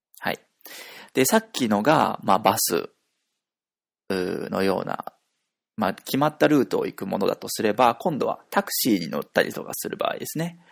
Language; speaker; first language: Japanese; native; Japanese